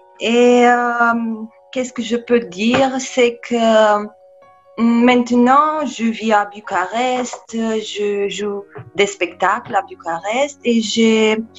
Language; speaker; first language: French; non-native, fluent; Romanian